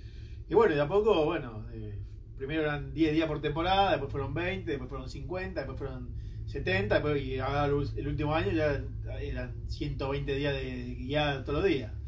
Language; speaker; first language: Spanish; native; Spanish